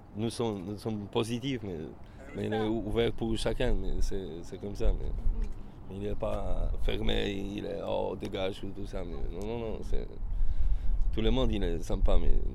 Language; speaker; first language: French; non-native, learner; Polish